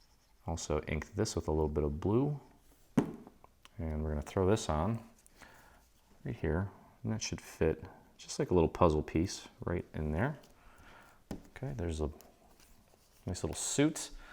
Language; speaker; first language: English; native; English